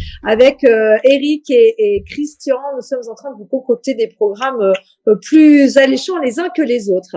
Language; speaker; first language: French; native; French